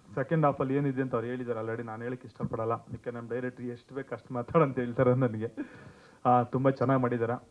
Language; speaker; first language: Kannada; native; Kannada